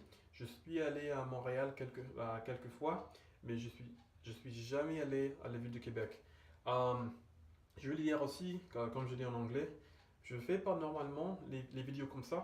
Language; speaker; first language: French; non-native, fluent; English